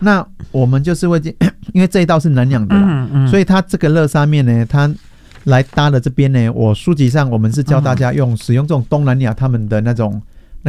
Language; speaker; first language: Chinese; native; Chinese